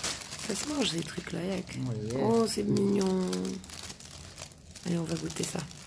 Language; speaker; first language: French; non-native, local second language; Arabic